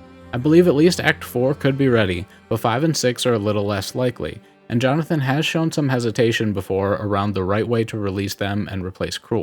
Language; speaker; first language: English; native; English